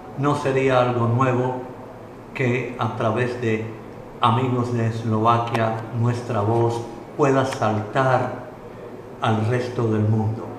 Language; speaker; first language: Spanish; native; Spanish